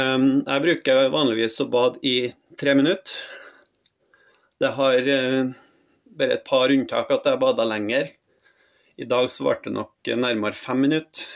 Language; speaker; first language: Norwegian; native; Norwegian